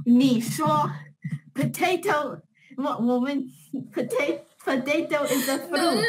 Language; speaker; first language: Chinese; early bilingual, heritage; Chinese